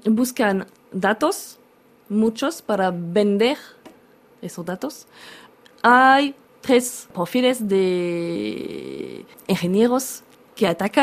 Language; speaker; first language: Spanish; non-native, learner; French